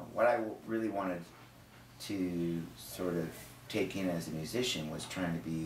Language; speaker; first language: English; native; English